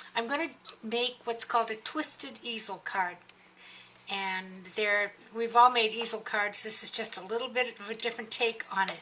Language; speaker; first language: English; native; English